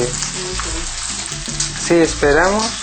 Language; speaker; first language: Spanish; non-native, learner; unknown